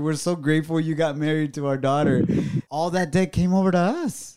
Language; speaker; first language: English; early bilingual, other home language; Spanish